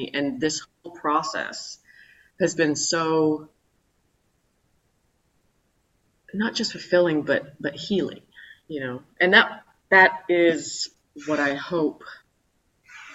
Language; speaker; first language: English; native; English